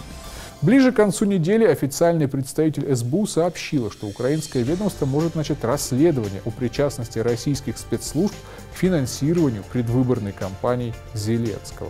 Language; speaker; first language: Russian; native; Russian